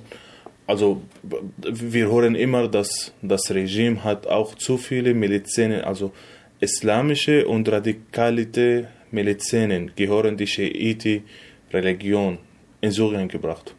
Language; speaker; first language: German; non-native, fluent; Arabic